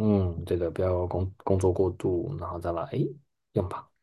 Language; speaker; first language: Chinese; native; Chinese